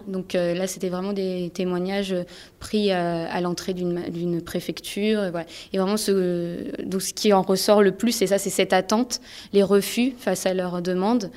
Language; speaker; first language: French; native; French